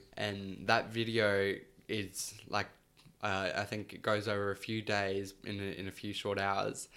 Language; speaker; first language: English; early bilingual, other home language; Spanish